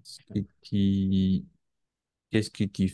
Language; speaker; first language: French; non-native, learner; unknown